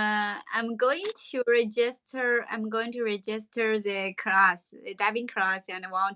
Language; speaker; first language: English; non-native, learner; Chinese